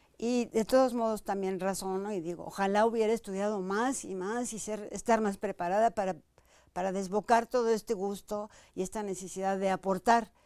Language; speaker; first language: Spanish; native; Spanish